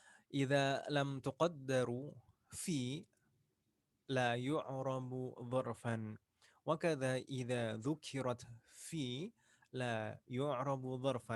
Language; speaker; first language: Arabic; non-native, fluent; Indonesian